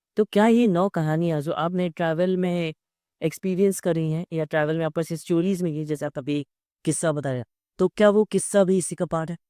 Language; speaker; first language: Hindi; native; Hindi